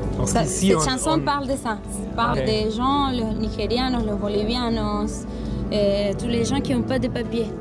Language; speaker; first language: French; non-native, fluent; Spanish